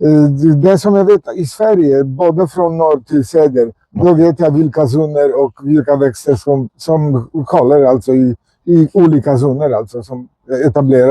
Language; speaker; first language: Swedish; non-native, fluent; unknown